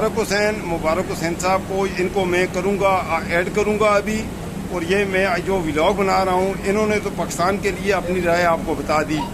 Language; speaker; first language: Hindi; native; Hindi